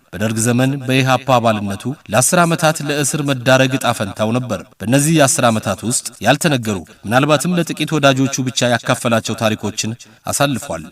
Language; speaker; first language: Amharic; native; Amharic